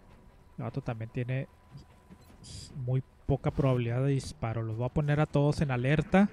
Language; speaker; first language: Spanish; native; Spanish